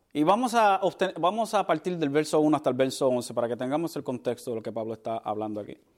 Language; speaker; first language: Spanish; early bilingual, heritage; Spanish